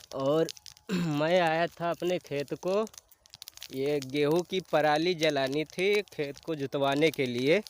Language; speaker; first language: Hindi; native; Hindi